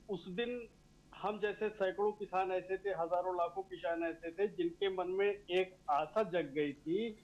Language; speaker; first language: Hindi; native; Hindi